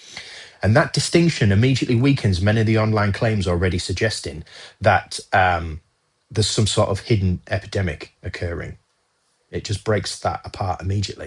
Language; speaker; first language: English; native; English